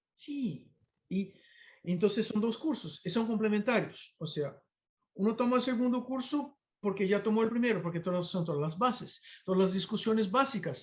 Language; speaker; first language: Spanish; non-native, fluent; Portuguese